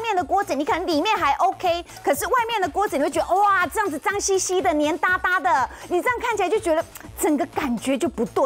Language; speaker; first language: Chinese; native; Chinese